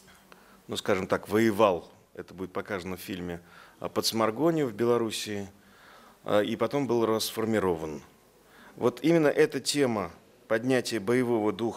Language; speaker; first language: Russian; native; Russian